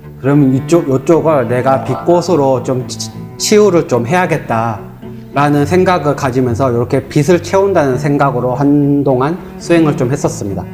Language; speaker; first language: Korean; native; Korean